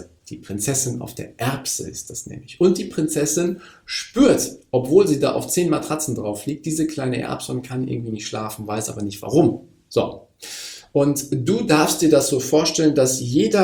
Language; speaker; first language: German; native; German